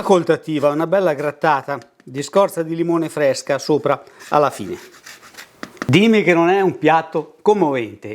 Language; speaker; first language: Italian; native; Italian